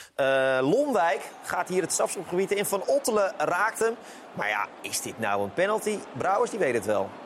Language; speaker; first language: Dutch; native; Dutch